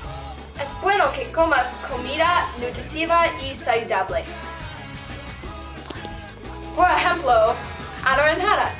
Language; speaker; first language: Spanish; non-native, learner; English